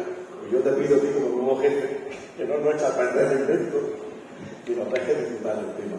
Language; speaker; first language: Spanish; native; Spanish